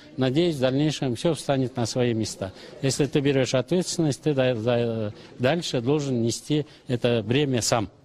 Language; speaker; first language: Russian; non-native, local second language; Kyrgyz